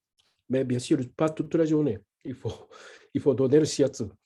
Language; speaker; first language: French; non-native, learner; Japanese